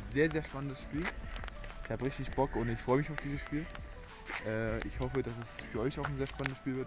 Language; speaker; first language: German; native; German